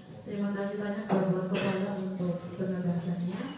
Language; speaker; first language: Indonesian; native; Indonesian